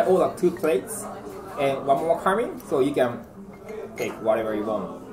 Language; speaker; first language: English; non-native, fluent; Japanese